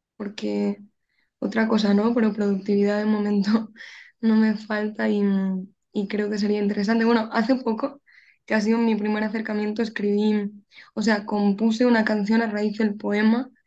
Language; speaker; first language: Spanish; native; Spanish